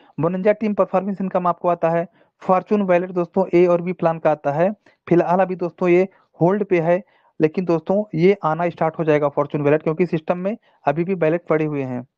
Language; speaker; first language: Hindi; non-native, local second language; Telugu